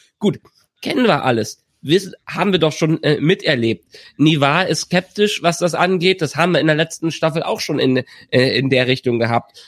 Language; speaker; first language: German; native; German